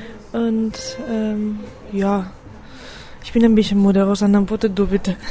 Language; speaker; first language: German; non-native, fluent; Spanish